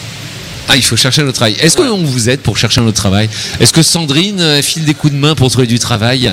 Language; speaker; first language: French; native; French